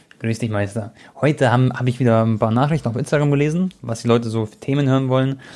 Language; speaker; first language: German; early bilingual, other home language; Croatian